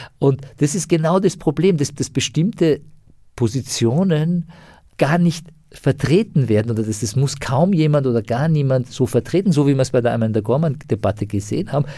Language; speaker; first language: German; non-native, fluent; Persian